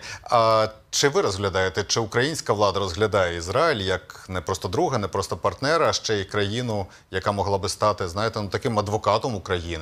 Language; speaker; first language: Ukrainian; native; Ukrainian